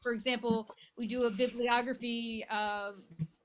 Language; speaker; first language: English; native; English